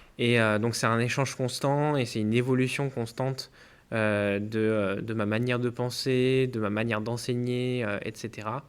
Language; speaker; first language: French; native; French